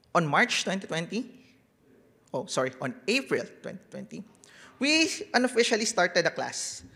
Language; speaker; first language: English; non-native, local second language; Filipino